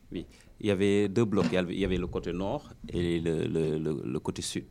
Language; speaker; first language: French; non-native, local second language; Wolof